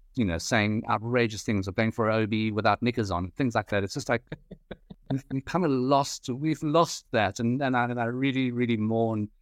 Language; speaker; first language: English; native; English